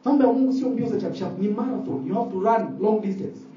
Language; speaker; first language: English; non-native, local second language; Swahili